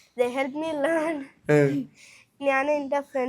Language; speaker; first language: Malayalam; non-native, learner; Arabic